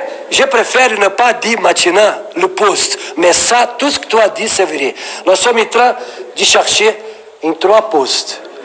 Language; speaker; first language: French; non-native, learner; Portuguese